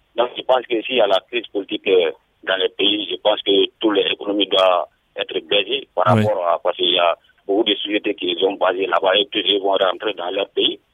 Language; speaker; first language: French; non-native, local second language; Bambara